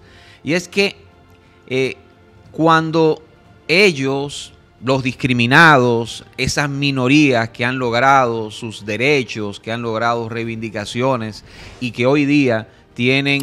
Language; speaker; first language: Spanish; native; Spanish